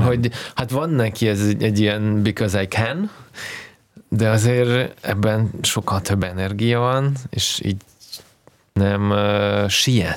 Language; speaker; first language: Hungarian; non-native, fluent; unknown